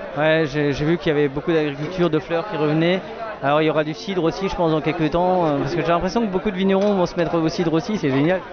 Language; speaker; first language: French; native; French